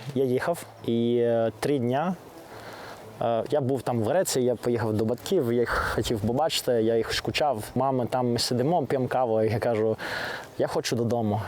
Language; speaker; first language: Ukrainian; non-native, learner; Greek